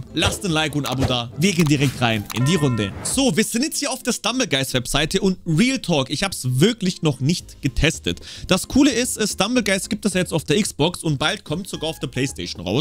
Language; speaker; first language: German; native; German